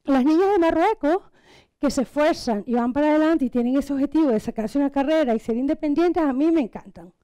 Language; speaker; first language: Spanish; non-native, local second language; Catalan